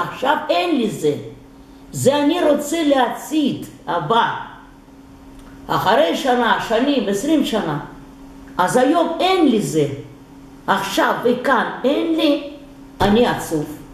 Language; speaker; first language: Hebrew; non-native, fluent; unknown